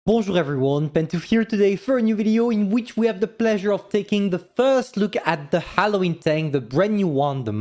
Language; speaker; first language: English; non-native, fluent; French